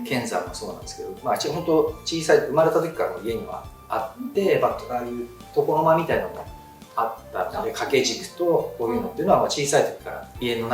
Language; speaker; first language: Japanese; native; Japanese